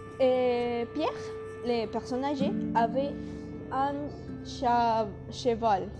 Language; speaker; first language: French; non-native, learner; Spanish